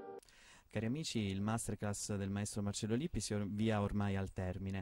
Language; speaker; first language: Italian; native; Italian